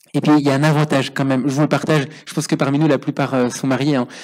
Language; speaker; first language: French; native; French